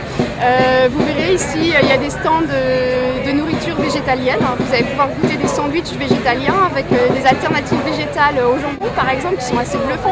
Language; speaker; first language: French; native; French